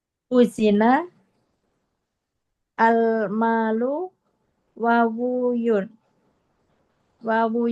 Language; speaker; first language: Arabic; non-native, learner; Indonesian